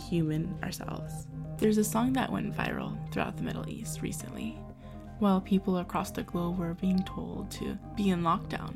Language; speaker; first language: English; native; English